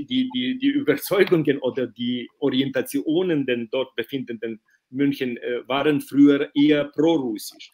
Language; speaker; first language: German; non-native, fluent; Ukrainian